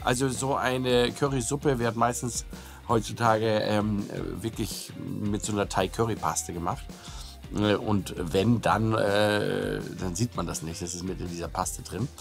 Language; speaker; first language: German; native; German